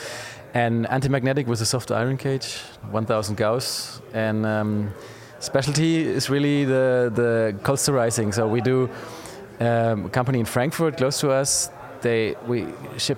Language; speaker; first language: English; non-native, fluent; German